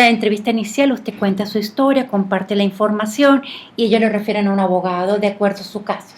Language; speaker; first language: Spanish; native; Spanish